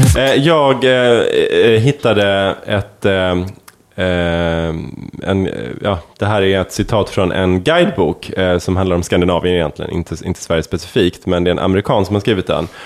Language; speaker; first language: Swedish; native; Swedish